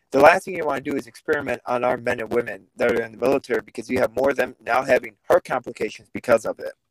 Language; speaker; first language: English; early bilingual, other home language; Russian